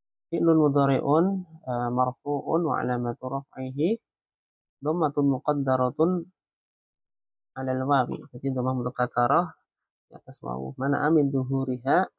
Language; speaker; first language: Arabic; non-native, fluent; Indonesian